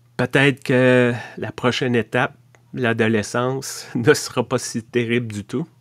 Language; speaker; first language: French; native; French